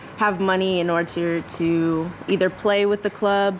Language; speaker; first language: English; native; English